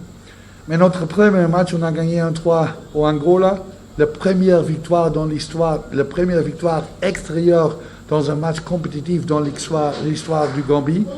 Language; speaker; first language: French; non-native, fluent; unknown